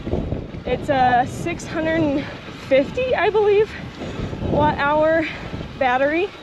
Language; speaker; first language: English; native; English